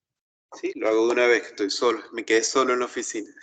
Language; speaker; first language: Spanish; native; Spanish